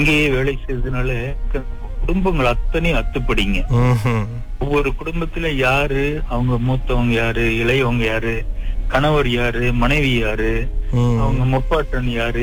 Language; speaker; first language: Tamil; early bilingual, heritage; Tamil